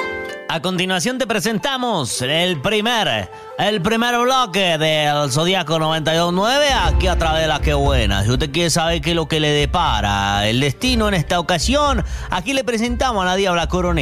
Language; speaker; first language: Spanish; native; Spanish